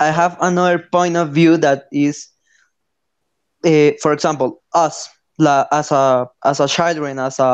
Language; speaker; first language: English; non-native, learner; Spanish